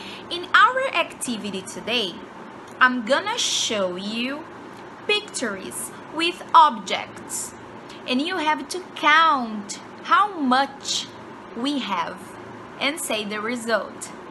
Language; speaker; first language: English; non-native, fluent; Portuguese